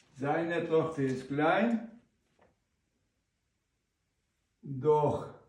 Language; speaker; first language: German; non-native, learner; Ukrainian